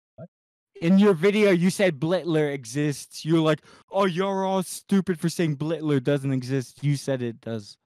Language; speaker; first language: English; native; English